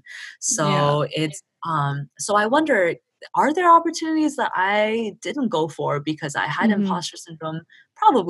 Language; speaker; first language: English; early bilingual, other home language; Chinese